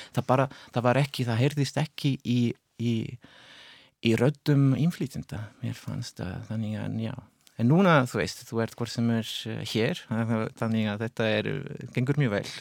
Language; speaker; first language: Icelandic; non-native, fluent; Italian